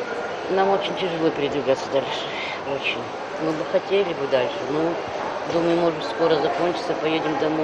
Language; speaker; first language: Russian; native; Russian